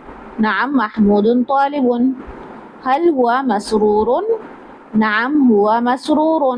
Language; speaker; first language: Arabic; non-native, fluent; Urdu